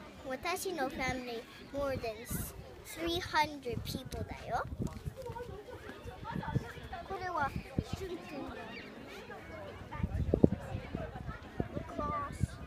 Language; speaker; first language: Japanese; early bilingual, heritage; Japanese